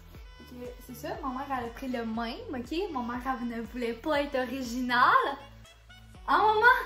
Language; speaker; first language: French; native; French